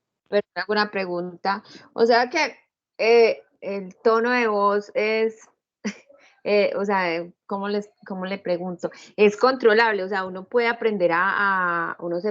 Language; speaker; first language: Spanish; native; Spanish